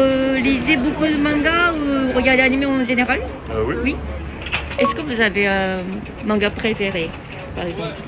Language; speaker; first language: French; non-native, fluent; Japanese